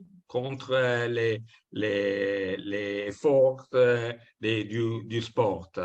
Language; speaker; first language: French; non-native, learner; Italian